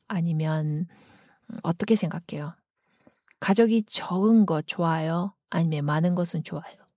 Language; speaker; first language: Korean; non-native, fluent; Kyrgyz